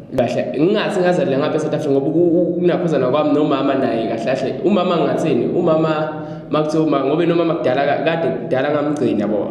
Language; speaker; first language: Zulu; non-native, local second language; Swati